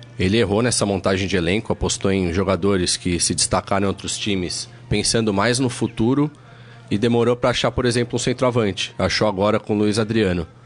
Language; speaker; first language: Portuguese; native; Portuguese